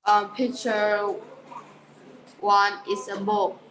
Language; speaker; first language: English; non-native, learner; Vietnamese